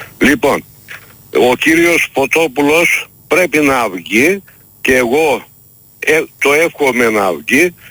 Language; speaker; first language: Greek; non-native, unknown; Turkish